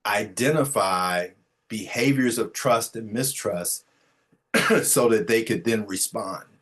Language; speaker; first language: English; native; English